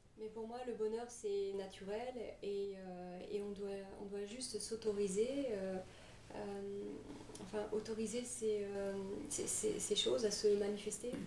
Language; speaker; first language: French; native; French